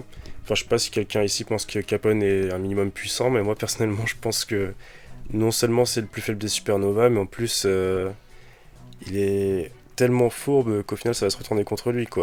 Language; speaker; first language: French; native; French